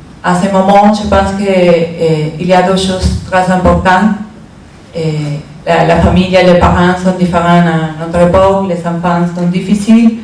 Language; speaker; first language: French; non-native, learner; Spanish